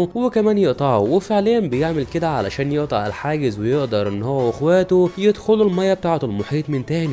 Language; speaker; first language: Arabic; native; Arabic